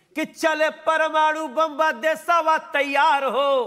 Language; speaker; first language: Hindi; native; Hindi